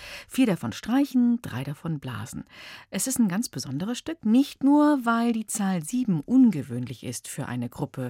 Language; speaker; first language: German; native; German